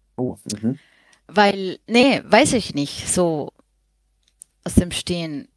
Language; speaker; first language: German; non-native, fluent; Spanish